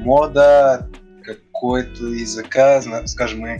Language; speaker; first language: Russian; early bilingual, heritage; Russian